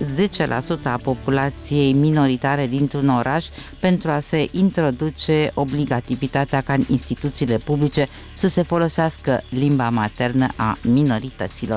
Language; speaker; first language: Romanian; native; Romanian